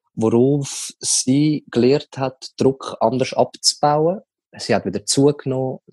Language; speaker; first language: German; native; German